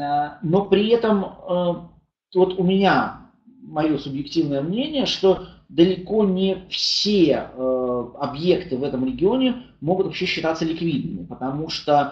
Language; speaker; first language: Russian; native; Russian